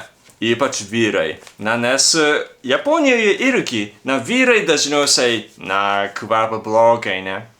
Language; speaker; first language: Lithuanian; non-native, fluent; Japanese